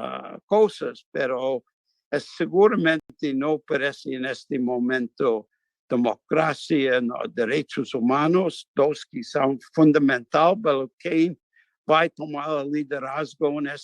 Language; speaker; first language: Spanish; non-native, fluent; English